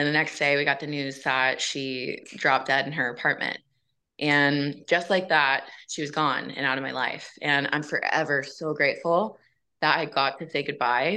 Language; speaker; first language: English; native; English